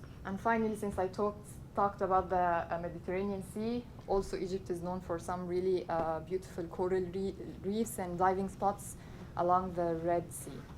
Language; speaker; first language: English; non-native, local second language; Arabic